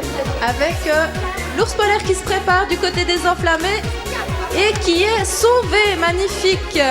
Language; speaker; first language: French; native; French